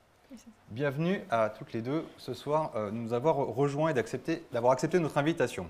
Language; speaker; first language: French; native; French